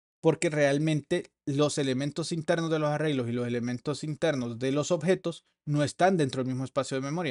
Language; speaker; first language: Spanish; native; Spanish